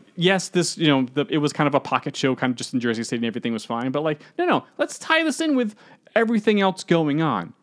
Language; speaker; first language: English; native; English